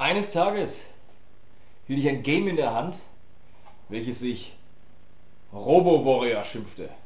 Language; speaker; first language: German; native; German